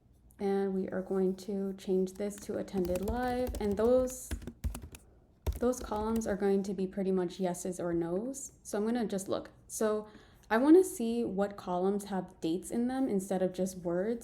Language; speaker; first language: English; native; English